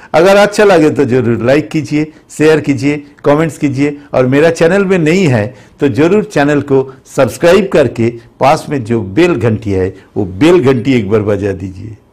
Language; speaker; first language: Hindi; non-native, local second language; Bangla